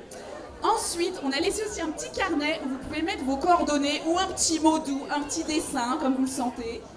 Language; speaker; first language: French; native; French